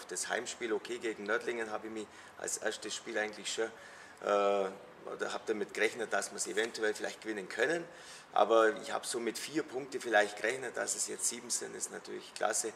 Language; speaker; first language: German; native; German